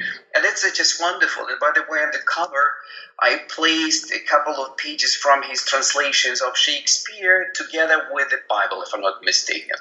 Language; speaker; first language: English; non-native, fluent; Ukrainian